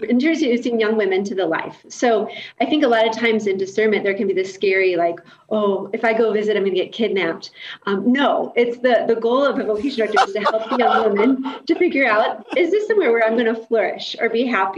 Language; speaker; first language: English; native; English